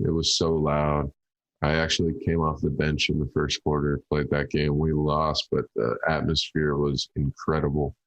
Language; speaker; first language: English; native; English